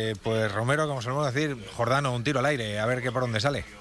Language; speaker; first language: Spanish; native; Spanish